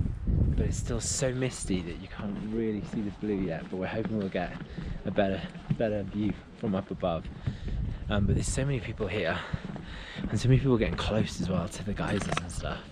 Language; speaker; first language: English; native; English